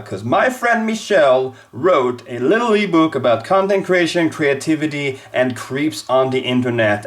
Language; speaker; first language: English; non-native, fluent; Swedish